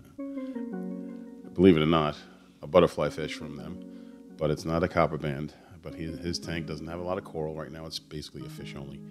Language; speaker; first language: English; native; English